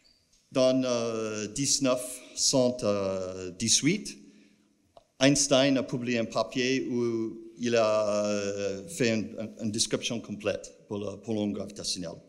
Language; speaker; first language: French; non-native, fluent; English